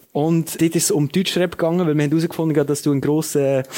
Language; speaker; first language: German; native; German